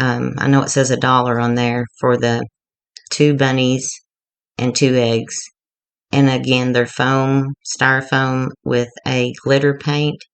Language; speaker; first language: English; native; English